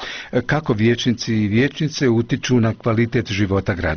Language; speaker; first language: Croatian; native; Croatian